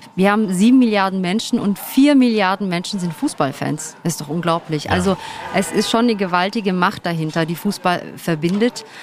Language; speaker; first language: German; early bilingual, other home language; Turkish